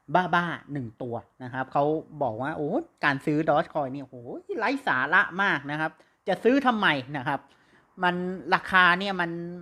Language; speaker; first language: Thai; native; Thai